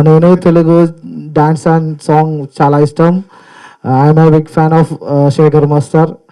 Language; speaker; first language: Telugu; non-native, learner; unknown